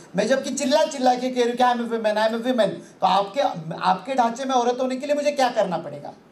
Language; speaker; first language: Hindi; non-native, local second language; Marathi